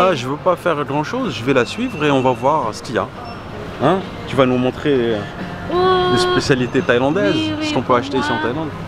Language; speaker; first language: French; native; French